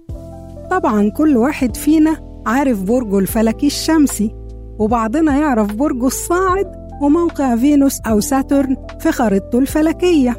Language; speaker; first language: Arabic; native; Arabic